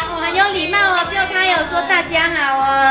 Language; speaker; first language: Chinese; native; Chinese